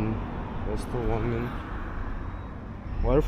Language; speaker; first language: English; non-native, learner; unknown